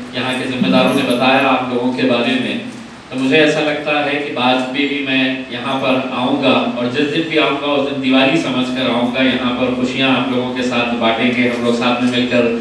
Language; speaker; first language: Hindi; non-native, local second language; Urdu